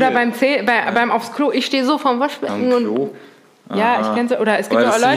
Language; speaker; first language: German; native; German